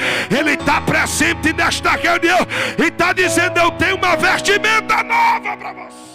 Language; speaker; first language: Portuguese; native; Portuguese